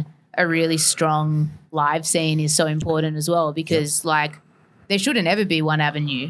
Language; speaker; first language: English; native; English